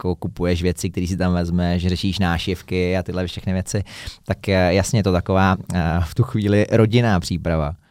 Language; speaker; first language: Czech; native; Czech